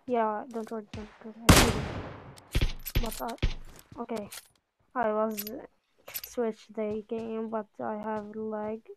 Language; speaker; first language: English; non-native, learner; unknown